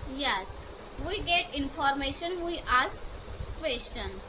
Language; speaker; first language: English; non-native, local second language; Marathi